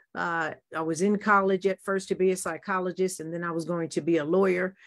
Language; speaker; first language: English; native; English